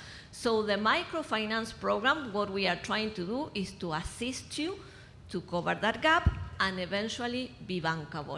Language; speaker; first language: English; non-native, fluent; Spanish